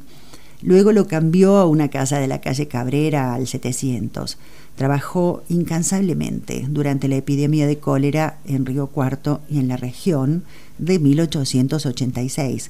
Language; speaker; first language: Spanish; native; Spanish